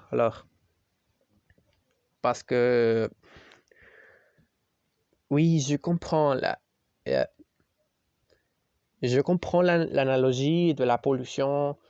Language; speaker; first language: French; non-native, learner; Spanish